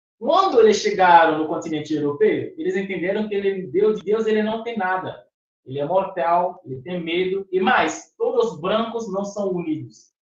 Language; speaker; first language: Portuguese; non-native, fluent; Fon